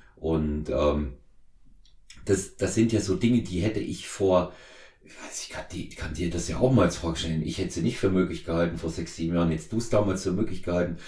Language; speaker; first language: German; native; German